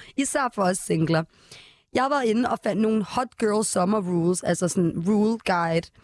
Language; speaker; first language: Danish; native; Danish